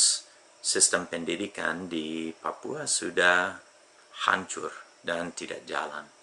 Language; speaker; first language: Indonesian; non-native, fluent; English